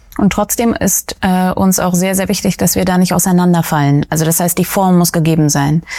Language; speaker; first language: German; early bilingual, other home language; Russian